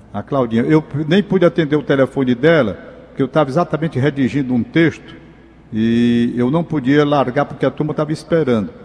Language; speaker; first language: Portuguese; native; Portuguese